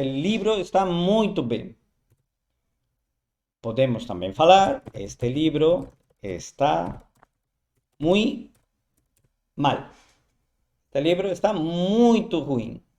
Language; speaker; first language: Portuguese; non-native, fluent; Spanish